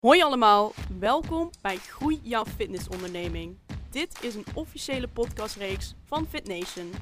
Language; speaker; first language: Dutch; native; Dutch